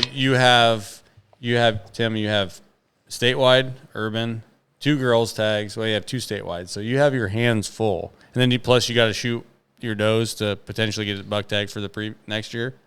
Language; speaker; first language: English; native; English